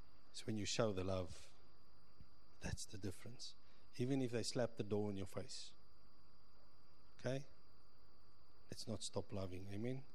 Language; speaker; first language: English; early bilingual, other home language; Afrikaans